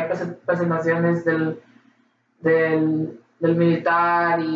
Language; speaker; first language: Spanish; early bilingual, heritage; Spanish